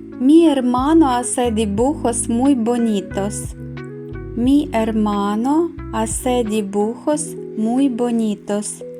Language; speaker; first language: Spanish; non-native, fluent; Ukrainian